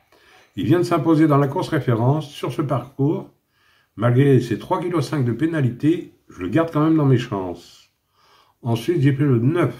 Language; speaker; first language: French; native; French